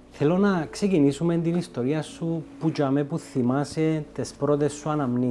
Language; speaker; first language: Greek; native; Greek